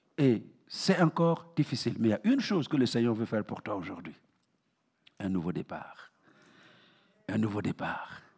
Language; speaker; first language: French; non-native, local second language; Mossi